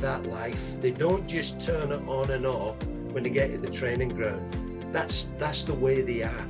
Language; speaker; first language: English; native; English